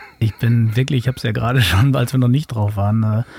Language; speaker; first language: German; native; German